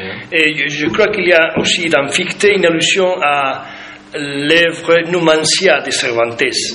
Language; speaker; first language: French; non-native, fluent; Spanish